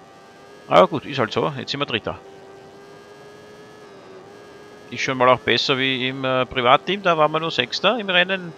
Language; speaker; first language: German; native; German